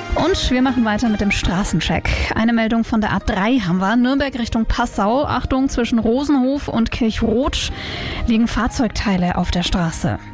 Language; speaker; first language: German; native; German